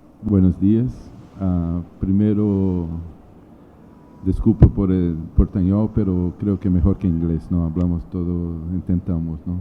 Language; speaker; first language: Spanish; non-native, learner; Portuguese